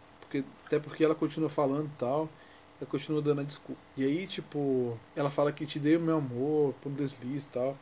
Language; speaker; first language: Portuguese; native; Portuguese